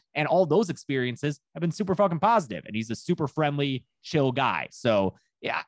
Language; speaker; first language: English; native; English